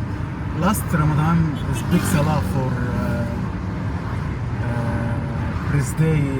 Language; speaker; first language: English; non-native, learner; Arabic